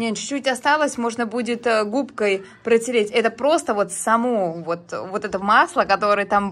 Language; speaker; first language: Russian; native; Russian